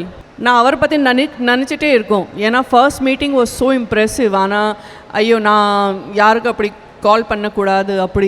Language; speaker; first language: Tamil; non-native, local second language; Gujarati